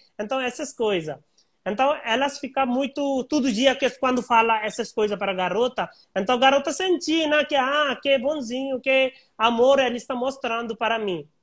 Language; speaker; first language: Portuguese; non-native, learner; Hindi